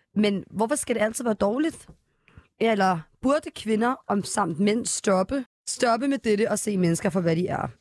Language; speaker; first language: Danish; native; Danish